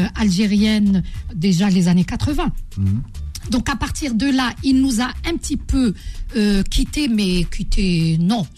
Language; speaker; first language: French; non-native, local second language; Arabic